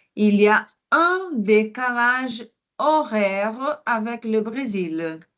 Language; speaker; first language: French; non-native, fluent; Portuguese